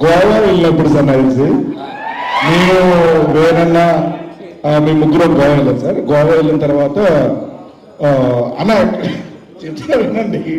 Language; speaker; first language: Telugu; native; Telugu